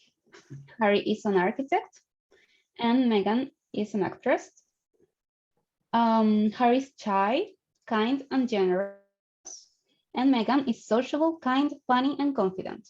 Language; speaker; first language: English; non-native, learner; Spanish